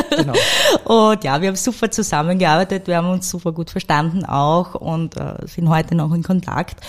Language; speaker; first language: German; native; German